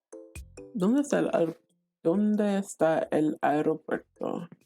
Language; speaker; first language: Spanish; non-native, learner; English